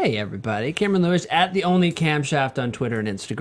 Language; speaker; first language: English; native; English